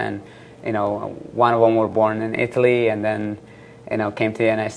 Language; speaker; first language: English; early bilingual, other home language; Tigrinya